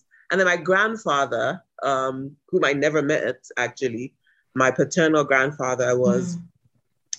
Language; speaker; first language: English; non-native, local second language; Yoruba